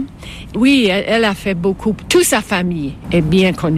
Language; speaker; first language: French; non-native, fluent; English